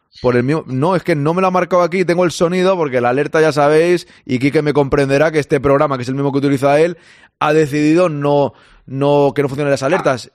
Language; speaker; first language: Spanish; native; Spanish